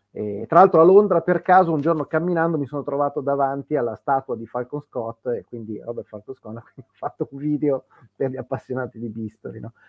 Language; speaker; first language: Italian; native; Italian